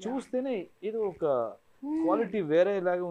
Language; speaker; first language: Telugu; non-native, fluent; Kannada